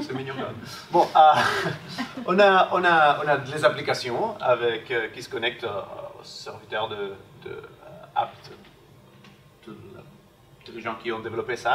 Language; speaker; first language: French; non-native, fluent; Spanish